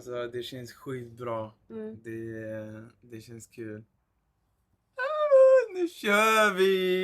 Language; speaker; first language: Swedish; early bilingual, other home language; Arabic